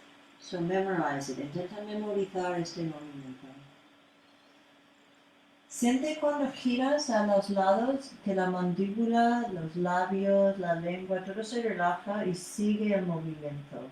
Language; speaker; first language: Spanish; non-native, fluent; English